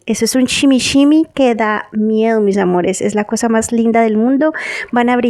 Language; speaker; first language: Spanish; native; Spanish